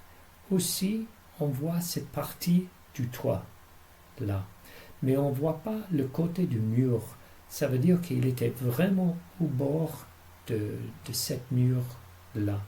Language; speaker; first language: French; non-native, fluent; English